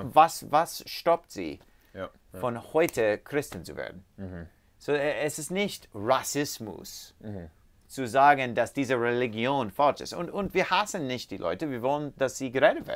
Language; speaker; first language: German; non-native, fluent; English